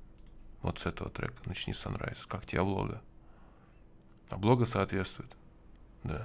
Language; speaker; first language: Russian; native; Russian